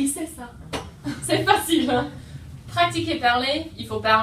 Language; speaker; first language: French; non-native, fluent; English